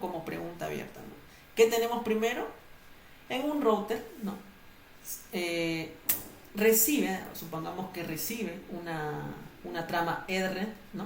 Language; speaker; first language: Spanish; native; Spanish